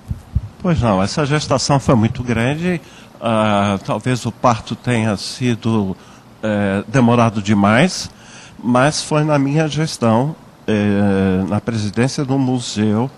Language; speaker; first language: Portuguese; early bilingual, other home language; German